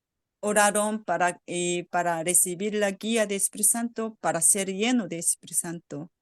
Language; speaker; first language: Spanish; non-native, fluent; Korean